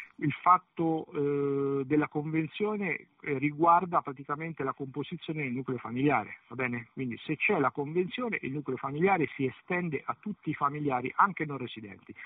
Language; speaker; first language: Italian; native; Italian